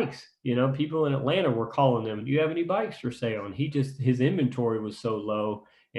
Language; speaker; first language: English; native; English